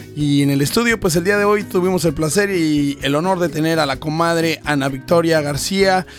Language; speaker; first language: Spanish; native; Spanish